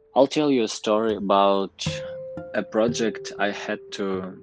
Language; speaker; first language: English; non-native, fluent; Ukrainian